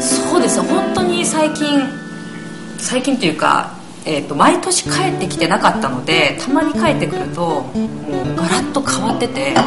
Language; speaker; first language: Japanese; non-native, fluent; Korean